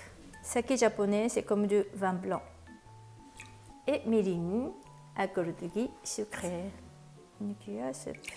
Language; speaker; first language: French; non-native, fluent; Japanese